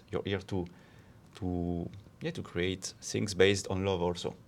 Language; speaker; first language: English; non-native, fluent; French